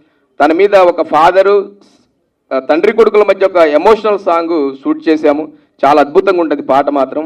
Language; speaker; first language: Telugu; native; Telugu